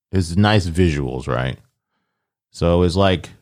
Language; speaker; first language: English; early bilingual, other home language; Yoruba